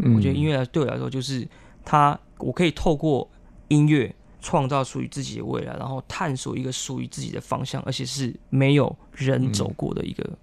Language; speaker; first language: Chinese; non-native, local second language; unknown